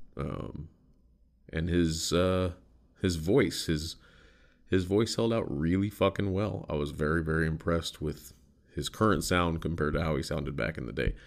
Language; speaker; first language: English; native; English